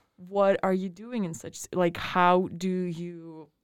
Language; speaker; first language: English; non-native, fluent; Russian